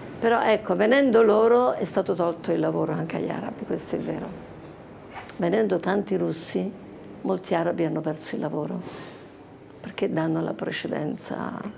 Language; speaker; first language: Italian; native; Italian